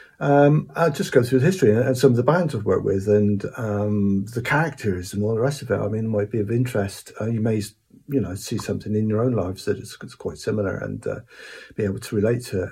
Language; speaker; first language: English; native; English